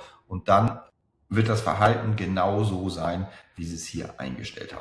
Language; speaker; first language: German; native; German